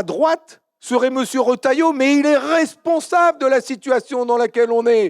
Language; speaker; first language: French; native; French